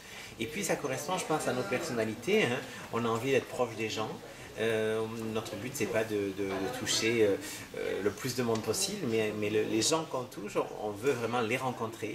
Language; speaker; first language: French; native; French